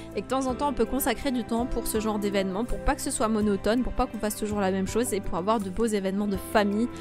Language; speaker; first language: French; native; French